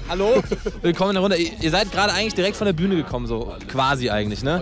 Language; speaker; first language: German; native; German